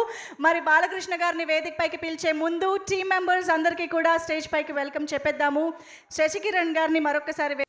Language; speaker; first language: Telugu; native; Telugu